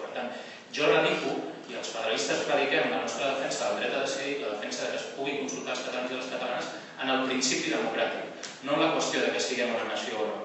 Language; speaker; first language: Catalan; native; Catalan